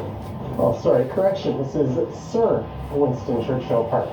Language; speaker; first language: English; native; English